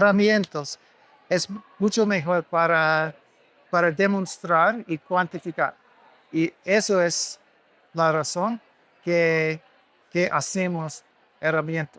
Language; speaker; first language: Spanish; non-native, learner; English